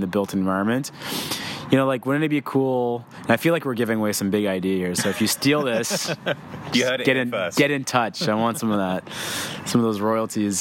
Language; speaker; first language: English; native; English